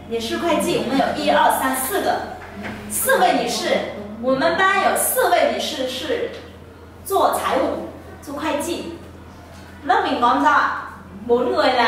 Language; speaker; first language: Chinese; non-native, fluent; Vietnamese